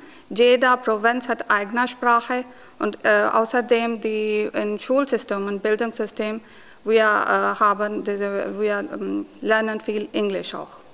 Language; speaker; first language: German; non-native, learner; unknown